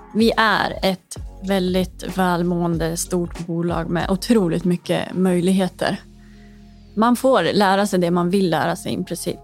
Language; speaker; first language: Swedish; native; Swedish